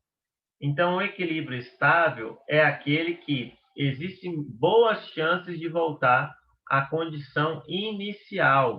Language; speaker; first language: Portuguese; native; Portuguese